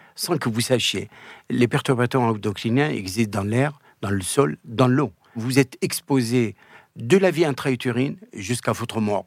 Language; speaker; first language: French; non-native, fluent; Arabic